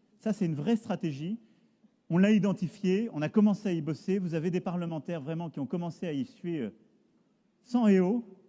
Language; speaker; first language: French; native; French